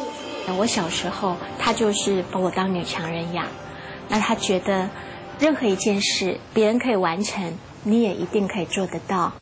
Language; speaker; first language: Chinese; non-native, local second language; Hakka Chinese